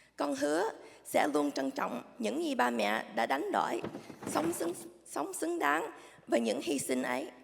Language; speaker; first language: Vietnamese; early bilingual, heritage; Vietnamese